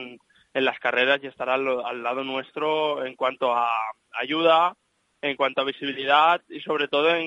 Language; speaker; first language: Spanish; native; Spanish